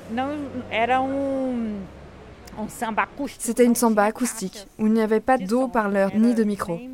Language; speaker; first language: French; non-native, fluent; Portuguese